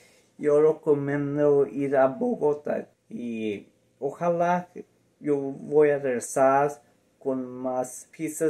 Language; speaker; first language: Spanish; non-native, learner; English